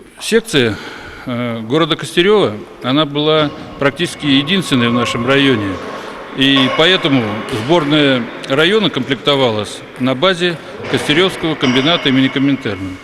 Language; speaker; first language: Russian; native; Russian